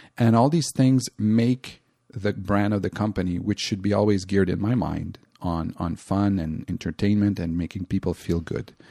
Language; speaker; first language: English; non-native, local second language; French